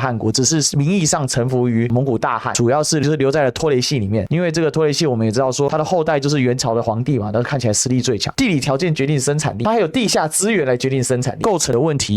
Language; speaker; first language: Chinese; native; Chinese